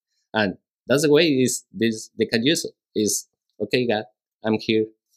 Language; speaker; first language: English; non-native, learner; Spanish